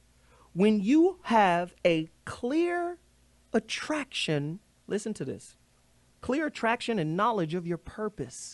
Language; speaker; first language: English; native; English